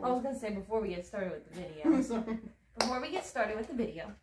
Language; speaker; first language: English; native; English